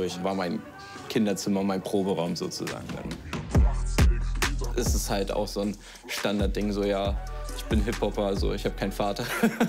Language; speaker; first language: German; native; German